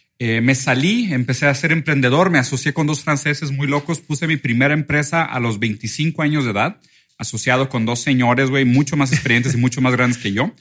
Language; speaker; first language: Spanish; early bilingual, other home language; Portuguese